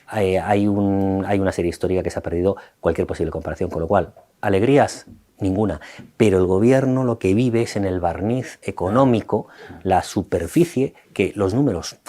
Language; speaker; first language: Spanish; native; Spanish